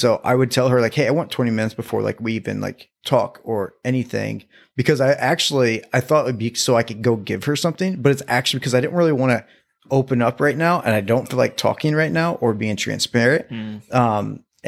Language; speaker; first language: English; native; English